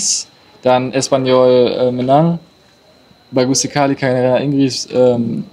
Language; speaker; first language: Indonesian; non-native, learner; German